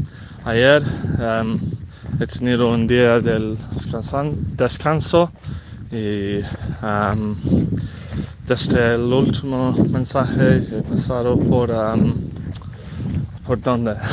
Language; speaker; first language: Spanish; non-native, fluent; English